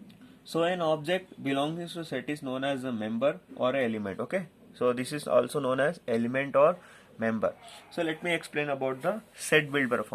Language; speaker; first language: English; non-native, local second language; Telugu